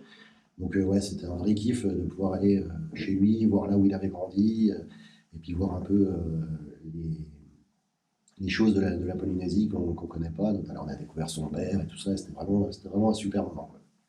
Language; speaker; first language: French; native; French